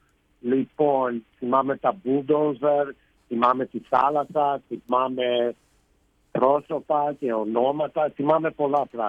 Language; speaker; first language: Greek; early bilingual, heritage; Greek